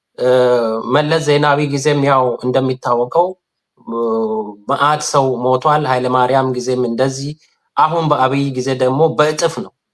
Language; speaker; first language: Amharic; non-native, local second language; Sidamo